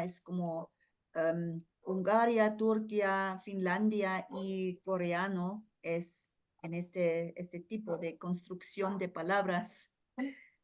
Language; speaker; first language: Spanish; non-native, fluent; German